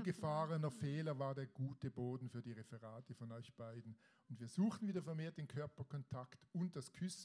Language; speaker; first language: German; native; German